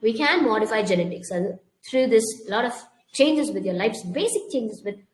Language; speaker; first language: English; non-native, local second language; Tamil